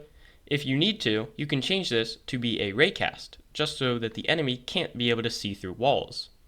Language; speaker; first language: English; native; English